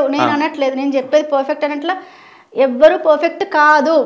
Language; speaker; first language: Telugu; non-native, local second language; Hindi